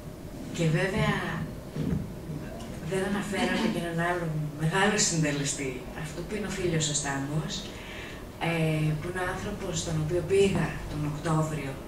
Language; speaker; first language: Greek; native; Greek